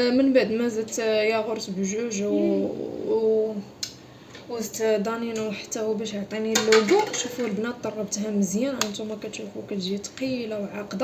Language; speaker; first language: Arabic; native; Arabic